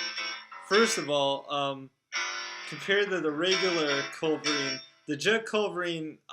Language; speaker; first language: English; native; English